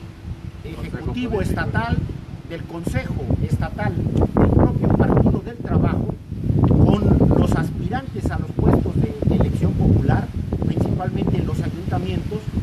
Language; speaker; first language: Spanish; native; Spanish